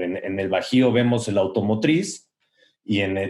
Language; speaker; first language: Spanish; native; Spanish